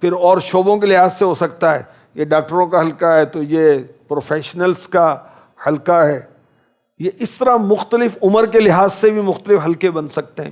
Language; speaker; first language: Urdu; native; Urdu